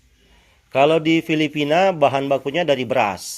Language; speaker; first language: Indonesian; native; Indonesian